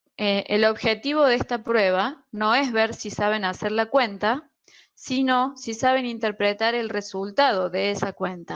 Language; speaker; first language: Spanish; native; Spanish